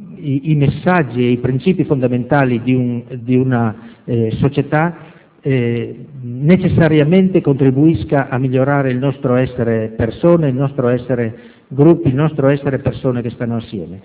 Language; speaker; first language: Italian; native; Italian